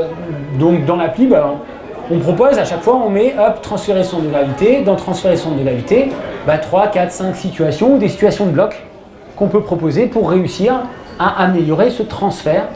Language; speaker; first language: French; native; French